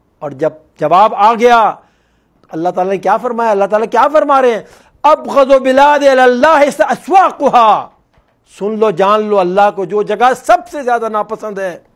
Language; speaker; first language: Urdu; non-native, local second language; Northern Hindko